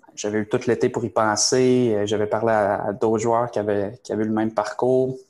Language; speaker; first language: French; native; French